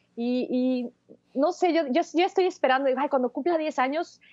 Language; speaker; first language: Spanish; native; Spanish